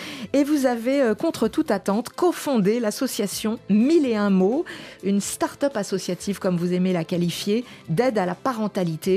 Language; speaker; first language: French; native; French